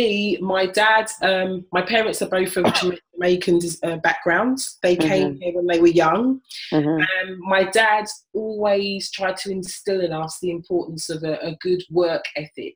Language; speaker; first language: English; native; English